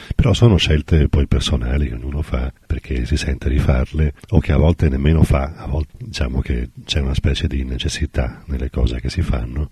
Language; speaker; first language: Italian; native; Italian